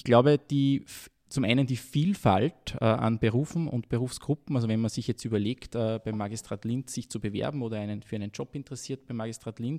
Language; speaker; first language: German; native; German